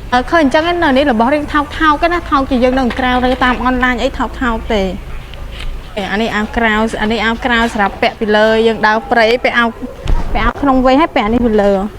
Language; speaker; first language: Khmer; native; Khmer